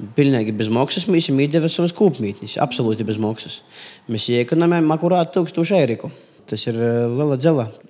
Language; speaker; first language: Latvian; native; Latvian